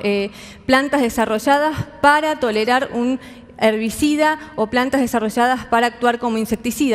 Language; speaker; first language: Spanish; native; Spanish